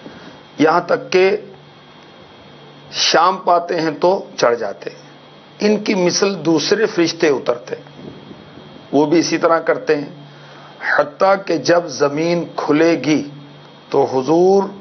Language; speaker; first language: Urdu; native; Urdu